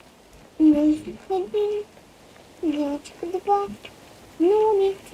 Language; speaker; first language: Russian; native; Russian